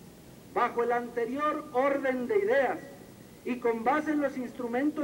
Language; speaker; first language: Spanish; native; Spanish